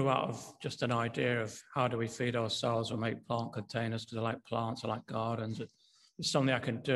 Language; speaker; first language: English; native; English